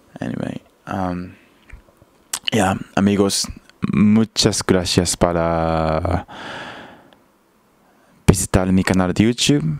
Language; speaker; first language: Spanish; non-native, learner; Japanese